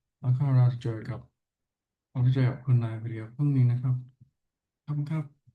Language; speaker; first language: Thai; non-native, learner; English